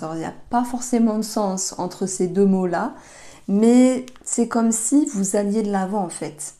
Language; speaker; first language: French; native; French